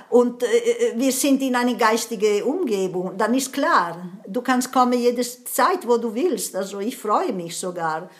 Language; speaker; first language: German; non-native, fluent; Italian